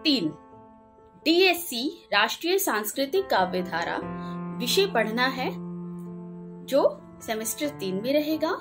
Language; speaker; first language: Hindi; native; Hindi